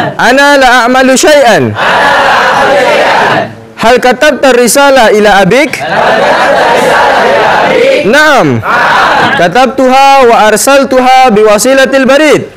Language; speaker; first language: Arabic; non-native, learner; Indonesian